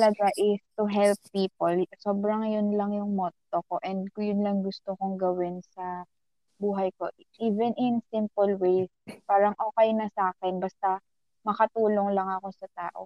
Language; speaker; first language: English; non-native, local second language; Filipino